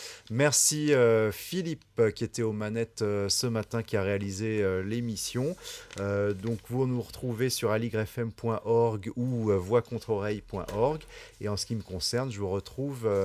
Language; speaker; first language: French; native; French